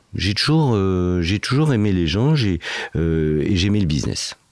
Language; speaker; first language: French; native; French